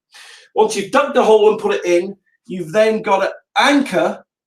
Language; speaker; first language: English; native; English